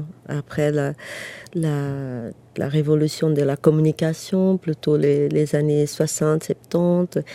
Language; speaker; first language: French; non-native, fluent; Portuguese